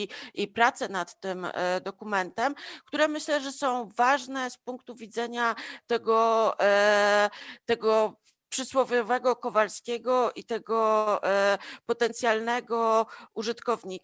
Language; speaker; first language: Polish; native; Polish